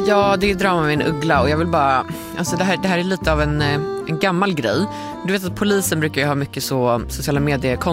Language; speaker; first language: Swedish; native; Swedish